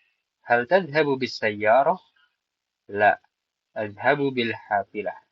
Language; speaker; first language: Arabic; non-native, fluent; Indonesian